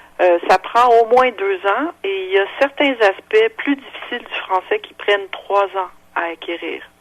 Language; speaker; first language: French; non-native, local second language; English